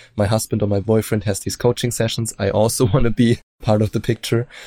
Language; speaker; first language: English; non-native, fluent; German